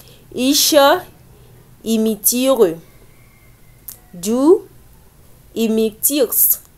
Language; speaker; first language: German; non-native, learner; French